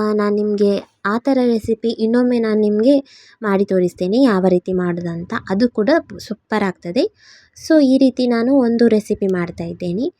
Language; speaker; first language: Kannada; non-native, local second language; Tulu